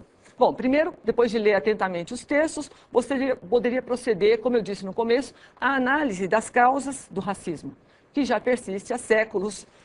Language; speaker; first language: Portuguese; native; Portuguese